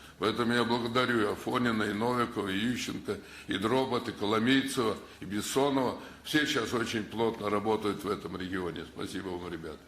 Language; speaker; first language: Russian; native; Russian